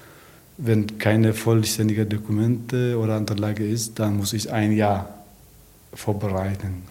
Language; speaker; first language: German; non-native, learner; Tigrinya